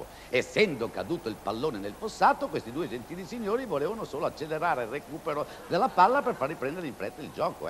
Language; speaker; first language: Italian; native; Italian